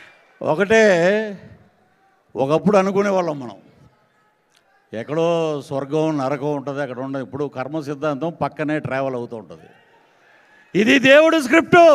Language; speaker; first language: Telugu; native; Telugu